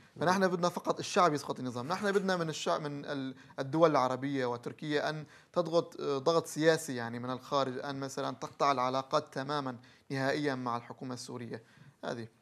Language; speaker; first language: Arabic; early bilingual, heritage; Arabic